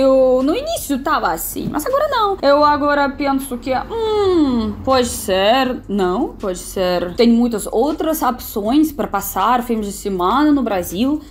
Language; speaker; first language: Portuguese; non-native, fluent; Russian